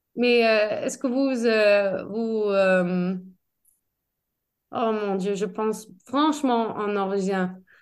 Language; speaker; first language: French; non-native, fluent; English